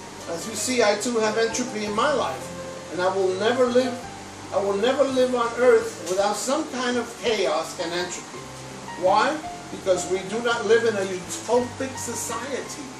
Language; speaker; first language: English; early bilingual, other home language; Spanish